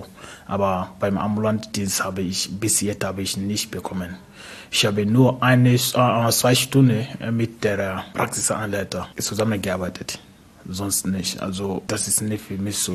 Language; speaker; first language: German; non-native, learner; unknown